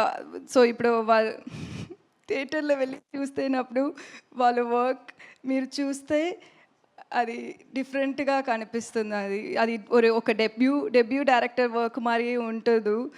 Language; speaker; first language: Telugu; non-native, learner; Tamil